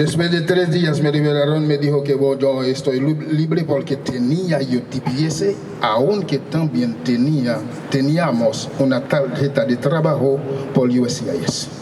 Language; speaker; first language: Spanish; non-native, local second language; Haitian Creole